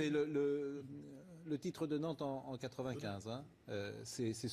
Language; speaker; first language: French; native; French